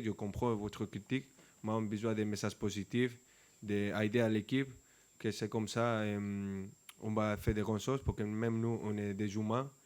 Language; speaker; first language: French; non-native, fluent; Spanish